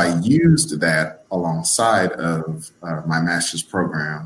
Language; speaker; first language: English; native; English